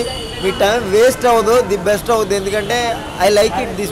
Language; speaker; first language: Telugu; native; Telugu